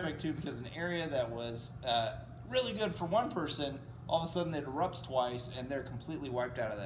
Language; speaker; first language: English; native; English